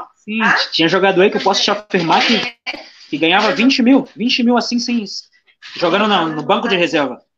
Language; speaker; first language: Portuguese; native; Portuguese